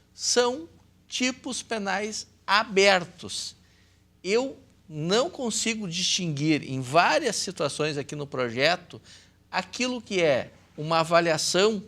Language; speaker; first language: Portuguese; native; Portuguese